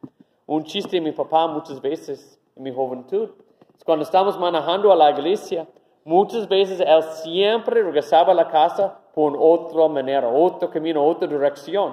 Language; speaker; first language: Spanish; non-native, fluent; English